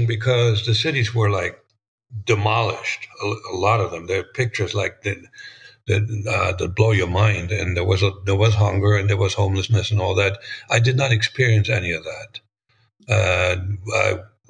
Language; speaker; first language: English; non-native, fluent; German